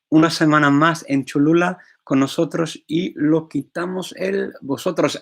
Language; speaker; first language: Spanish; non-native, fluent; English